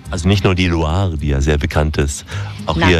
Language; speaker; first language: German; native; German